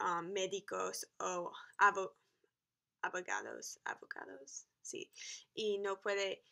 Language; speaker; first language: Spanish; non-native, learner; English